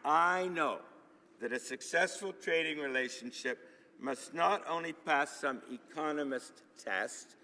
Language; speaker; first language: English; native; English